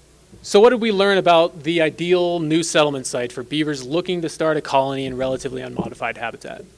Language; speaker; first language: English; native; English